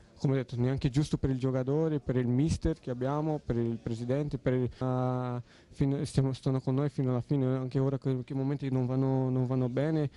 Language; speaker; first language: Italian; non-native, fluent; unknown